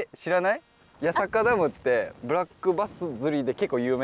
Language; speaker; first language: Japanese; native; Japanese